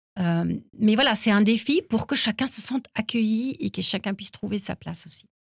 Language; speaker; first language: French; non-native, fluent; German